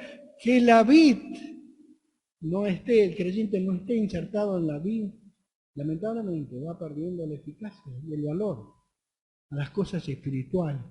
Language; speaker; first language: Spanish; native; Spanish